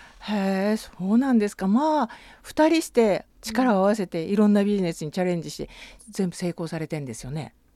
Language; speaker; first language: Japanese; native; Japanese